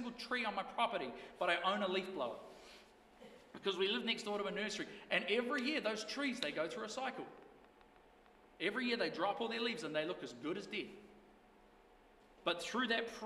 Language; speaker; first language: English; native; English